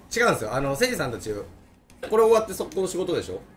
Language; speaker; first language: Japanese; native; Japanese